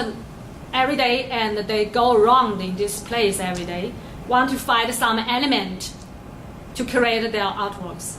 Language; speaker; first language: English; non-native, learner; Chinese